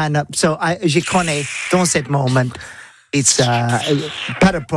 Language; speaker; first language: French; non-native, learner; English